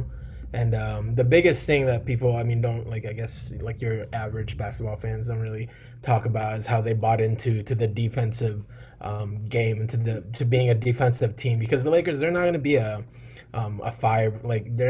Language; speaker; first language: English; early bilingual, other home language; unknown